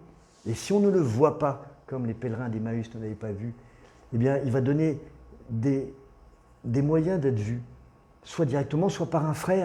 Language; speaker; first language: French; native; French